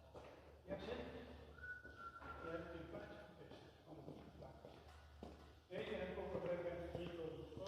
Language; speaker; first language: Dutch; native; Dutch